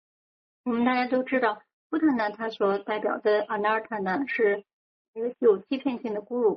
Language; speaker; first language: Chinese; native; Chinese